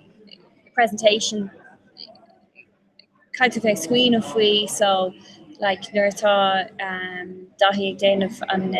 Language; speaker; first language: Irish; non-native, local second language; English